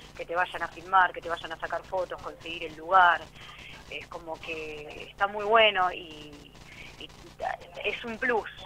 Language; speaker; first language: Spanish; native; Spanish